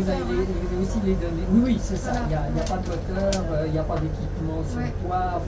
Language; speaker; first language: French; native; French